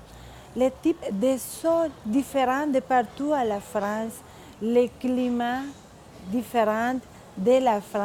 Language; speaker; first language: French; non-native, fluent; Spanish